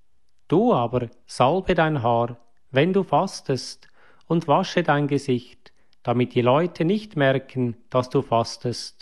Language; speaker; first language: German; native; German